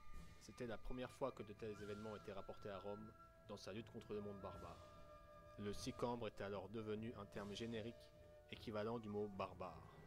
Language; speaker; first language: French; native; French